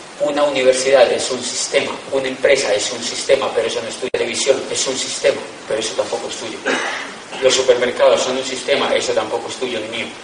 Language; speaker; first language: Spanish; native; Spanish